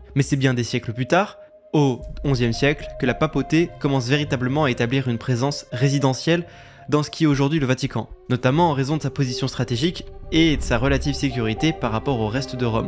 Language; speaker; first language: French; native; French